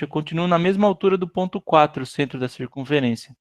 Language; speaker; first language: Portuguese; native; Portuguese